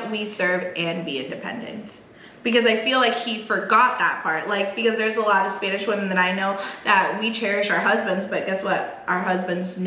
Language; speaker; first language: English; native; English